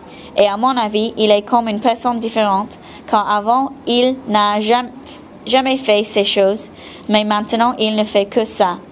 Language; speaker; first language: French; non-native, fluent; English